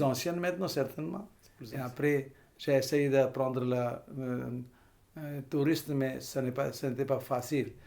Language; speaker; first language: French; non-native, fluent; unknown